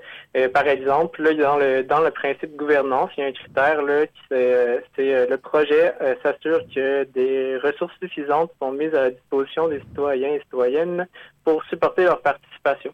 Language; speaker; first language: French; native; French